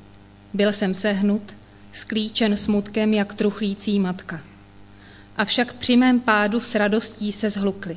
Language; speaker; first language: Czech; native; Czech